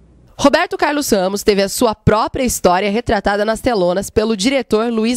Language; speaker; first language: Portuguese; native; Portuguese